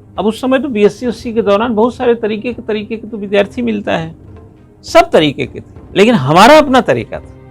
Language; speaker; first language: Hindi; native; Hindi